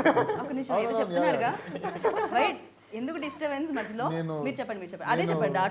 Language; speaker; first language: Telugu; native; Telugu